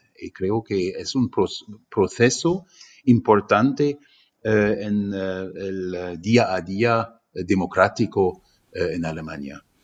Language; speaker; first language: Spanish; non-native, fluent; German